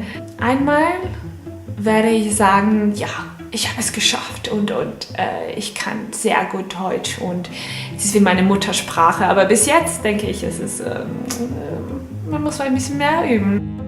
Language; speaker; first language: German; non-native, fluent; Serbian